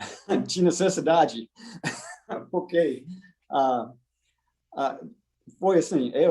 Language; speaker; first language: Portuguese; non-native, fluent; English